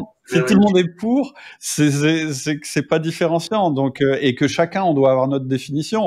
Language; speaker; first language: French; native; French